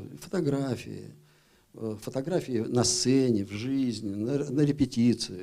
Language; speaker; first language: Russian; native; Russian